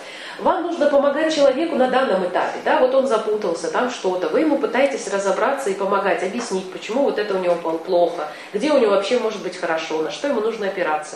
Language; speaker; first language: Russian; native; Russian